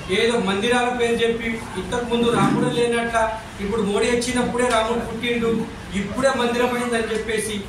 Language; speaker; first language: Telugu; non-native, local second language; Lambadi